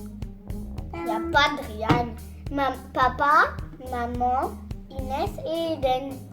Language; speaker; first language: French; native; French